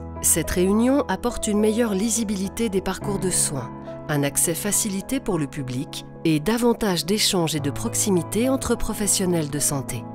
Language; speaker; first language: French; native; French